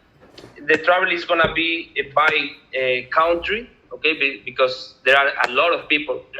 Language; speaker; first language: English; non-native, learner; Spanish